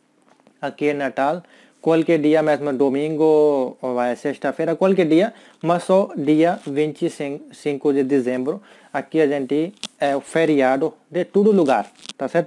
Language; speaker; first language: Portuguese; non-native, learner; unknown